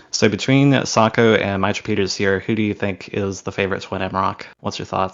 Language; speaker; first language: English; native; English